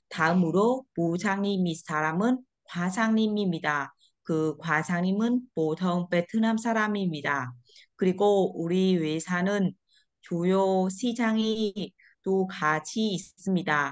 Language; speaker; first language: Korean; non-native, learner; Vietnamese